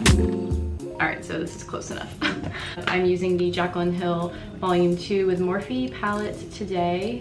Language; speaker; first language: English; native; English